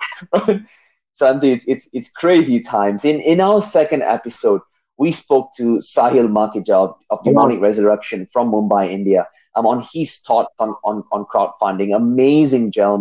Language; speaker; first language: English; non-native, local second language; Tamil